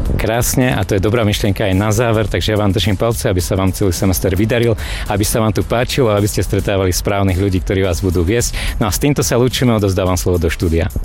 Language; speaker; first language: Slovak; native; Slovak